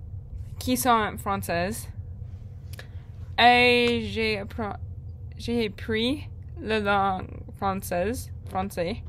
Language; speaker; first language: French; non-native, learner; English